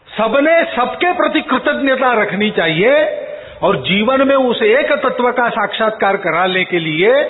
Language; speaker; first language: Hindi; non-native, local second language; Marathi